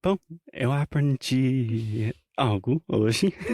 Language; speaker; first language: Portuguese; non-native, fluent; English